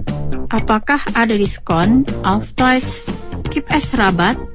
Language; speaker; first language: German; non-native, fluent; Indonesian